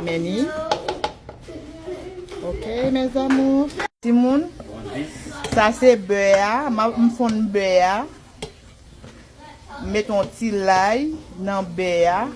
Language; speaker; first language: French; non-native, learner; Haitian Creole